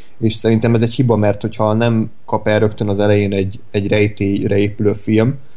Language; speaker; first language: Hungarian; native; Hungarian